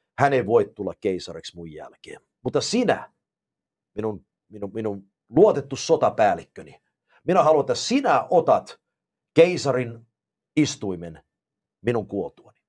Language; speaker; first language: Finnish; early bilingual, heritage; Finnish